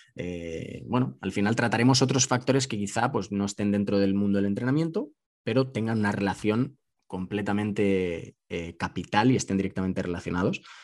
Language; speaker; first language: Spanish; native; Spanish